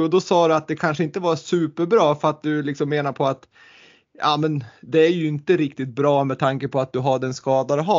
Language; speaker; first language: Swedish; native; Swedish